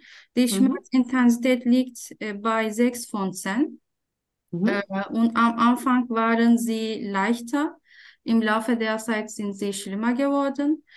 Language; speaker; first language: German; non-native, fluent; Turkish